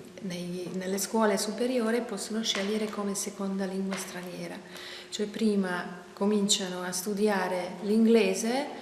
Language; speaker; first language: Italian; non-native, fluent; Hungarian